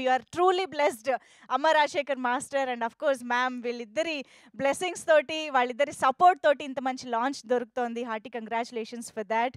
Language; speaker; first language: Telugu; native; Telugu